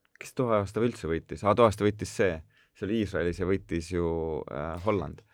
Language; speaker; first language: Estonian; native; Estonian